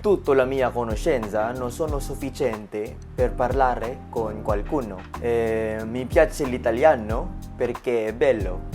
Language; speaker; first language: Italian; non-native, learner; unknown